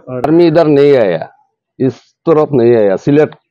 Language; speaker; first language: Hindi; non-native, learner; Bangla